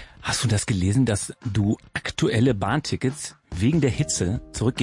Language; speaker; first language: German; native; German